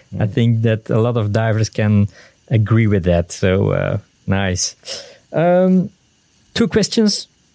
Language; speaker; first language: English; non-native, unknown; Dutch